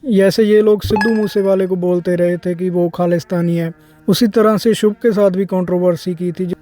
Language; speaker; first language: Hindi; non-native, local second language; Punjabi